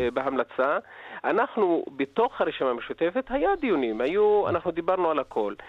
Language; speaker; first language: Hebrew; non-native, local second language; Arabic